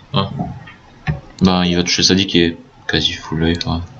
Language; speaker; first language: French; native; French